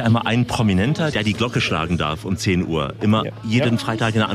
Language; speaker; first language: German; native; German